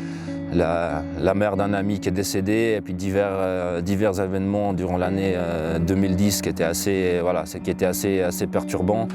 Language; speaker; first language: French; native; French